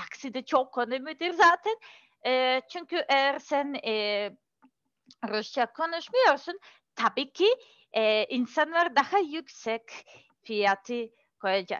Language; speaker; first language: Turkish; non-native, learner; Russian